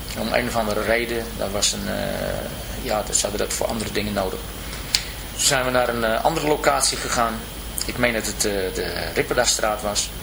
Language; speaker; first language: Dutch; native; Dutch